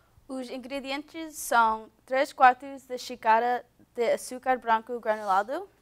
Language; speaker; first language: Portuguese; non-native, learner; English